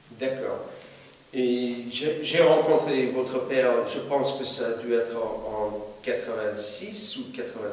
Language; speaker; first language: French; non-native, fluent; English